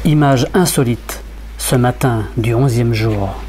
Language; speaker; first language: French; native; French